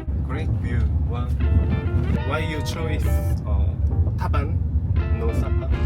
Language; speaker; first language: English; non-native, learner; Korean